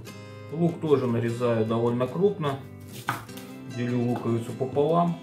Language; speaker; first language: Russian; native; Russian